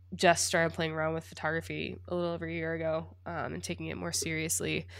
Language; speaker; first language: English; native; English